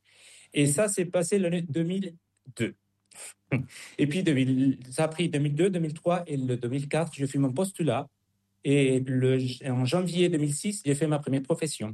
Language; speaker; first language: French; non-native, fluent; Spanish